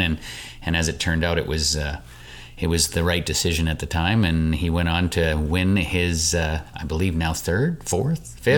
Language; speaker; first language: English; native; English